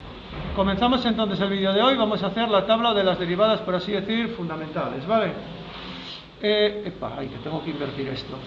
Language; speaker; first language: Spanish; native; Spanish